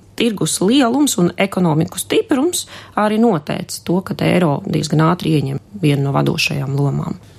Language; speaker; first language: Latvian; non-native, local second language; Russian